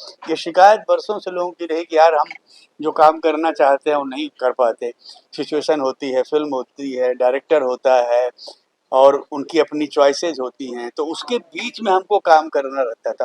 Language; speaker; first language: Hindi; native; Hindi